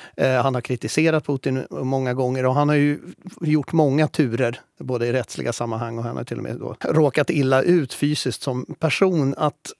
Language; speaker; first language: Swedish; native; Swedish